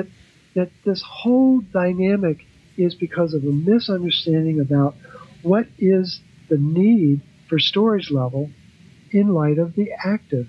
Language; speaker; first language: English; native; English